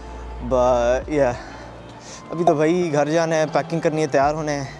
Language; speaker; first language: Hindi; early bilingual, heritage; Hindi